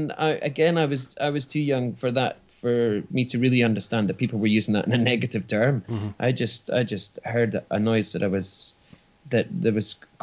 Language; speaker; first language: English; native; English